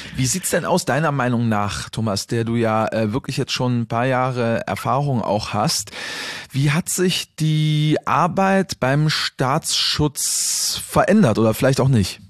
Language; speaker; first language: German; native; German